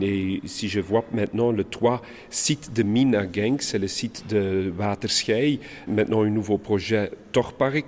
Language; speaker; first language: French; non-native, local second language; Dutch